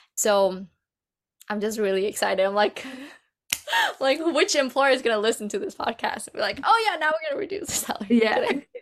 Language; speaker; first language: English; native; English